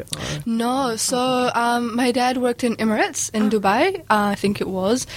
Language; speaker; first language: English; early bilingual, other home language; Arabic